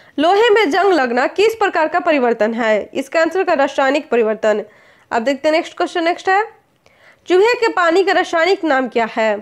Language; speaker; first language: Hindi; native; Hindi